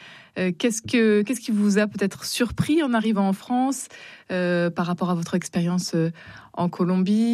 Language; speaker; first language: French; native; French